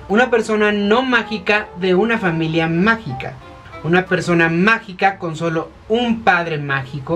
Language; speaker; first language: Spanish; native; Spanish